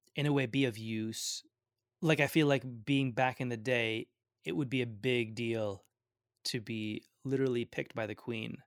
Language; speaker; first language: English; early bilingual, other home language; Gujarati